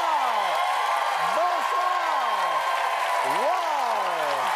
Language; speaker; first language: French; native; French